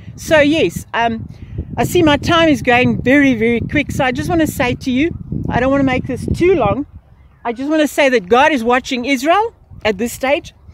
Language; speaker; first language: English; early bilingual, other home language; Afrikaans